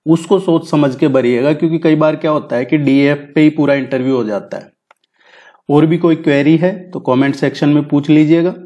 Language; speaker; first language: Hindi; native; Hindi